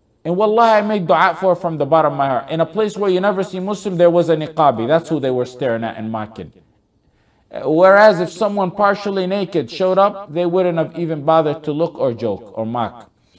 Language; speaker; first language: English; early bilingual, other home language; Arabic